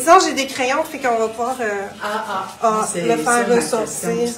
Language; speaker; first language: French; native; French